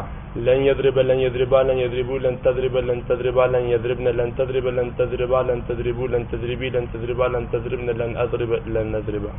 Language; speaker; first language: Arabic; non-native, learner; Urdu